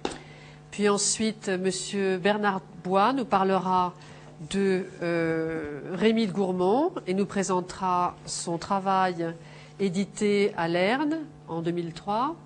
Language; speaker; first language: French; native; French